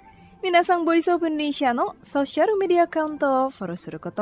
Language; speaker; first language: Japanese; non-native, fluent; Indonesian